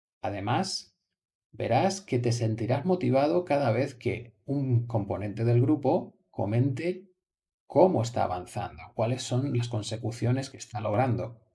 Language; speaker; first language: Spanish; native; Spanish